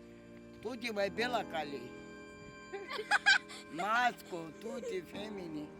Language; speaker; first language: Italian; non-native, learner; Romanian